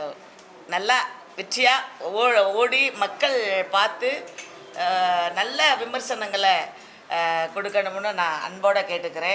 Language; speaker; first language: Tamil; native; Tamil